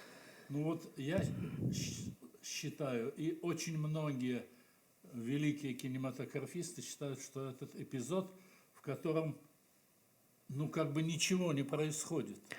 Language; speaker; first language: Russian; native; Russian